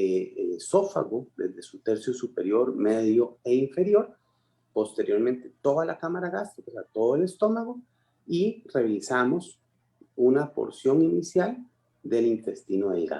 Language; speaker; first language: Spanish; native; Spanish